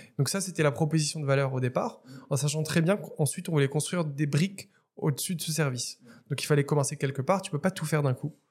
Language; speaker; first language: French; non-native, local second language; Arabic